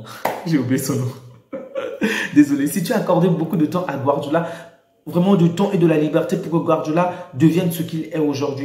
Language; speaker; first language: French; native; French